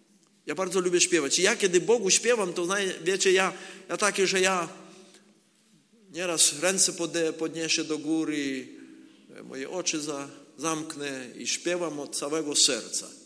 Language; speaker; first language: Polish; non-native, learner; Ukrainian